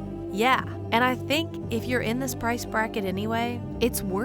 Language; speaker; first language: English; native; English